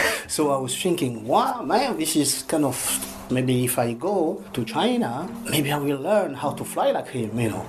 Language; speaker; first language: English; non-native, learner; French